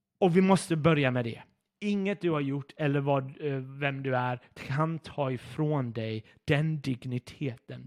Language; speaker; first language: Swedish; non-native, fluent; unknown